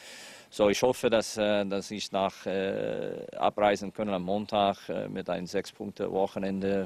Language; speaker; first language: German; non-native, fluent; English